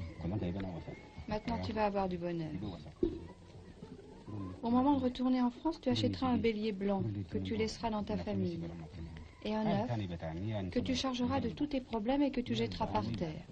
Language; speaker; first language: French; native; French